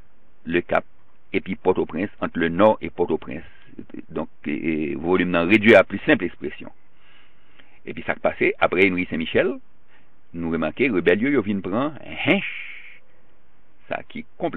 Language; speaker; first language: French; non-native, local second language; Haitian Creole